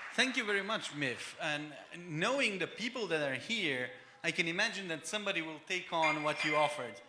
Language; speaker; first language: English; non-native, fluent; Macedonian